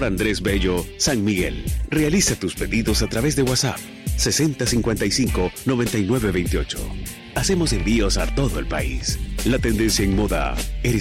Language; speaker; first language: Spanish; native; Spanish